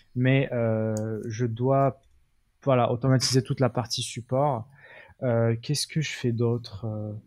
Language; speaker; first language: French; non-native, local second language; Arabic